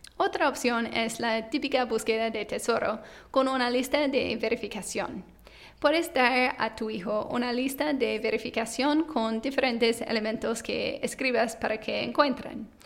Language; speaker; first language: Spanish; non-native, fluent; English